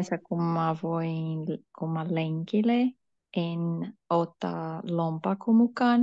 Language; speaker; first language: Finnish; non-native, learner; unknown